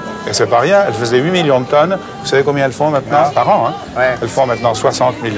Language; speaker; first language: French; native; French